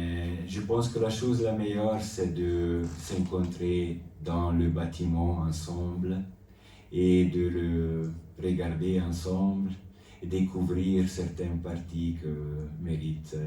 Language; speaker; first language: French; non-native, local second language; Italian